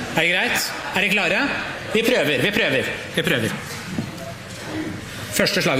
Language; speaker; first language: Norwegian; non-native, fluent; Spanish